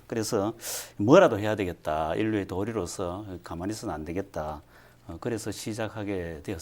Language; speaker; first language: Korean; native; Korean